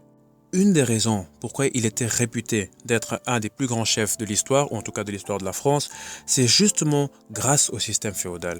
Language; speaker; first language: French; native; French